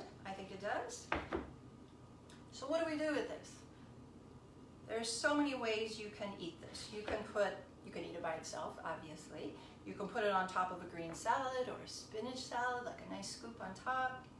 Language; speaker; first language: English; native; English